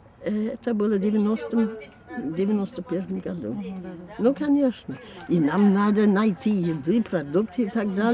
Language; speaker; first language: Russian; non-native, fluent; English